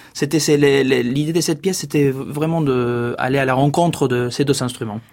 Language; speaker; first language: French; non-native, fluent; Spanish